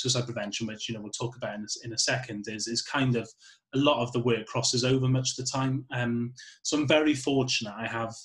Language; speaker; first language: English; native; English